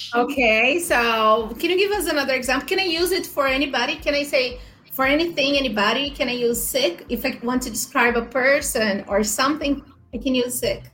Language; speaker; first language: English; non-native, fluent; Portuguese